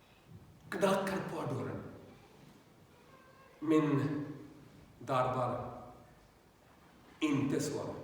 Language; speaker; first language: Swedish; non-native, learner; Urdu